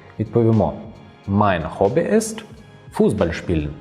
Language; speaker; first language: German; non-native, fluent; Ukrainian